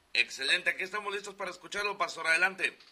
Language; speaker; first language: Spanish; native; Spanish